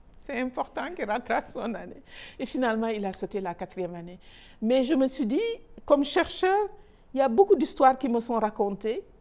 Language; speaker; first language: French; non-native, local second language; Wolof